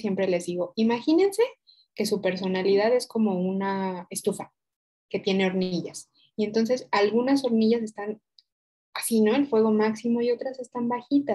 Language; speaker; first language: Spanish; native; Spanish